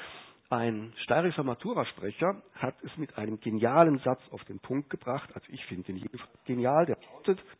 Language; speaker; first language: German; native; German